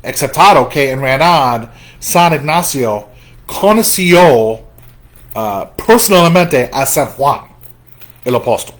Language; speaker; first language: Spanish; non-native, fluent; English